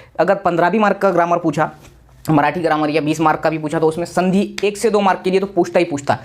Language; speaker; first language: Hindi; non-native, local second language; Urdu